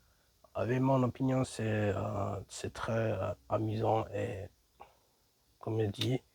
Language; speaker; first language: French; non-native, learner; English